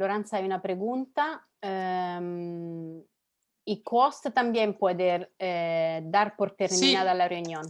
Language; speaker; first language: Spanish; non-native, fluent; Italian